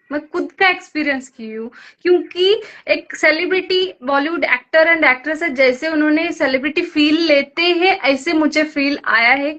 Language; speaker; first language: Hindi; non-native, local second language; Kannada